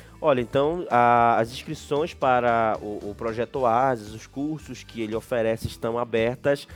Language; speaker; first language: Portuguese; native; Portuguese